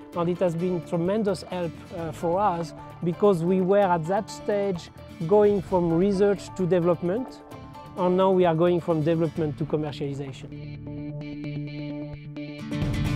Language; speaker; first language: English; non-native, fluent; French